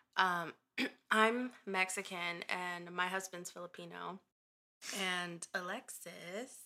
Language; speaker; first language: English; early bilingual, other home language; Spanish